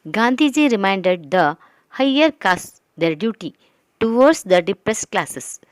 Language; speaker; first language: English; non-native, local second language; Kannada